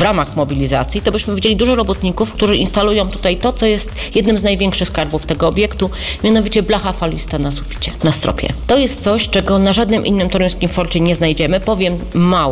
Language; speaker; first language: Polish; native; Polish